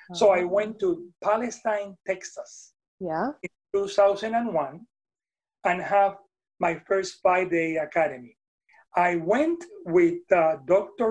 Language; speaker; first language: English; non-native, fluent; Spanish